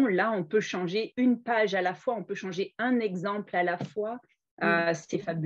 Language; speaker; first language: French; native; French